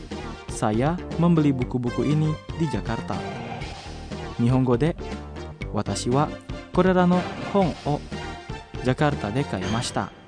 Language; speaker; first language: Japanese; non-native, fluent; Indonesian